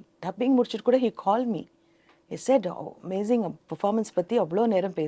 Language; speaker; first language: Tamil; non-native, local second language; Telugu